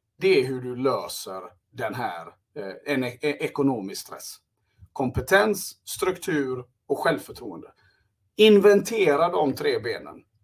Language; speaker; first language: Swedish; early bilingual, other home language; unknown